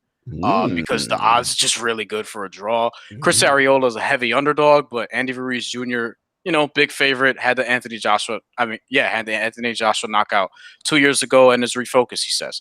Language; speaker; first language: English; native; English